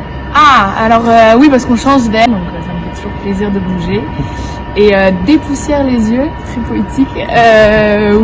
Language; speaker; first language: French; non-native, fluent; Portuguese